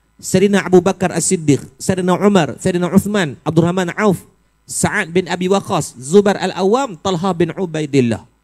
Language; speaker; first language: Malay; native; Malay